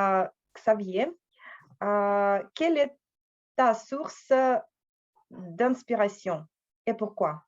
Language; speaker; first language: French; non-native, fluent; Russian